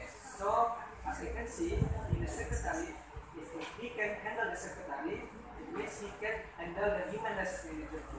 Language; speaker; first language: English; non-native, learner; Indonesian